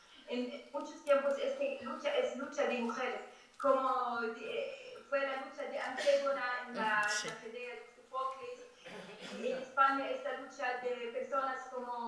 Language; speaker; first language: Spanish; non-native, fluent; Arabic